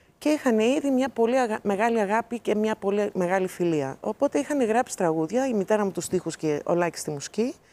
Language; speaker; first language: Greek; early bilingual, heritage; Greek